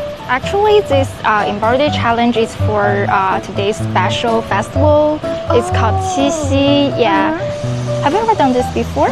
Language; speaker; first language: English; non-native, fluent; Chinese